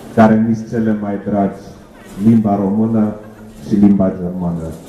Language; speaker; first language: Romanian; non-native, local second language; German